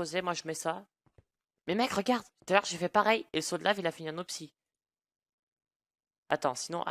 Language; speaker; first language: French; native; French